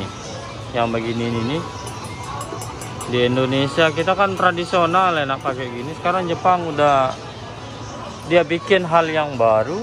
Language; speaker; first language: Indonesian; native; Indonesian